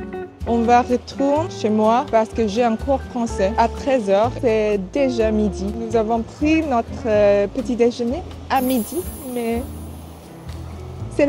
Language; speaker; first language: French; non-native, learner; English